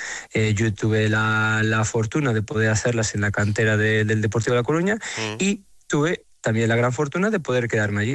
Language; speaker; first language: Spanish; native; Spanish